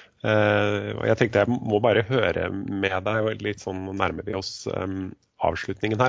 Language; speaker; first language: Norwegian; native; Norwegian